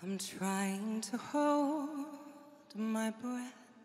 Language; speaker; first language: English; native; English